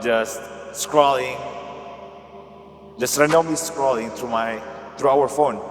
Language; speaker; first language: English; non-native, learner; Indonesian